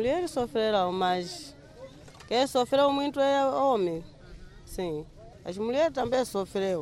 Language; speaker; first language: Portuguese; non-native, local second language; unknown